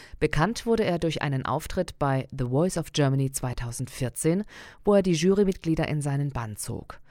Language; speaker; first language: German; native; German